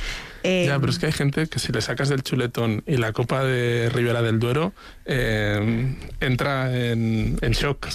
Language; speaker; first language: Spanish; native; Spanish